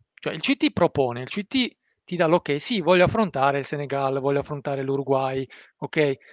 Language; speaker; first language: Italian; early bilingual, other home language; Persian